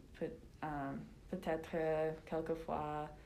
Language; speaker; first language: French; non-native, learner; English